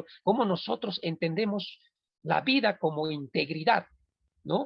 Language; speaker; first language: Spanish; non-native, local second language; Quechua